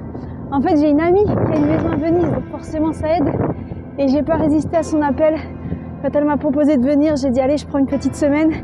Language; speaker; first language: French; native; French